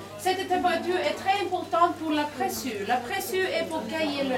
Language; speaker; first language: French; non-native, learner; Dutch